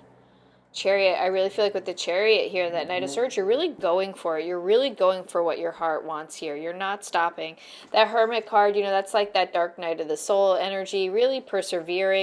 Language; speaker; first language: English; native; English